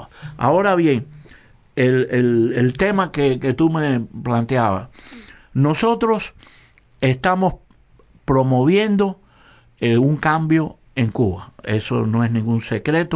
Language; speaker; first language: Spanish; native; Spanish